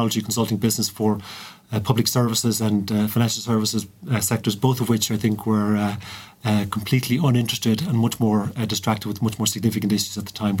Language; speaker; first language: English; native; English